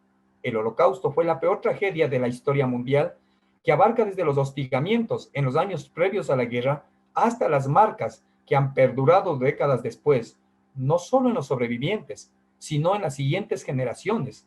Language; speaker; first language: Spanish; native; Spanish